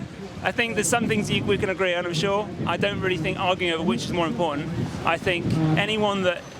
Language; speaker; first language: English; native; English